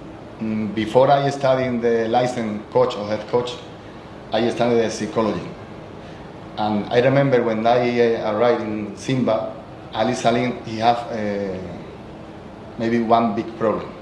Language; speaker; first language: English; non-native, learner; Spanish